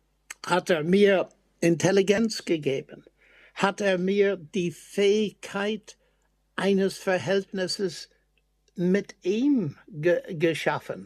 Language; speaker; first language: German; non-native, fluent; English